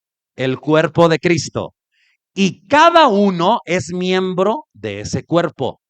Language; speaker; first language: Spanish; native; Spanish